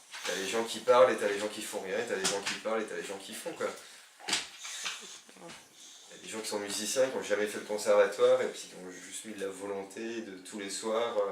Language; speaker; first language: French; native; French